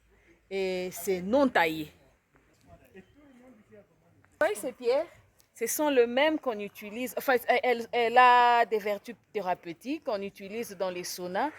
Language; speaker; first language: French; non-native, local second language; Swahili